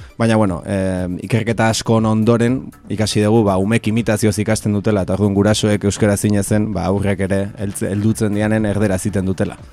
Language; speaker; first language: Basque; native; Basque